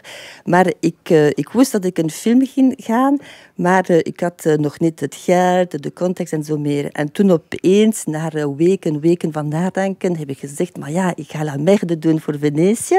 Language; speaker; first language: Dutch; non-native, fluent; French